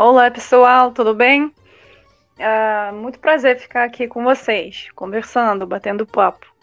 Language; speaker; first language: Portuguese; non-native, fluent; Russian